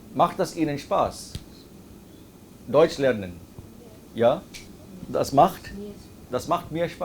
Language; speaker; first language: German; non-native, fluent; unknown